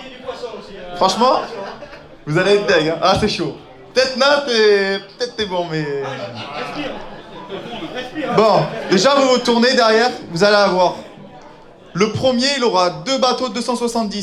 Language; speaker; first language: French; native; French